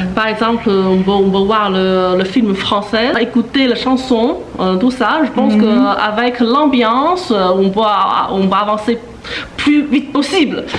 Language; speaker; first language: French; non-native, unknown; Chinese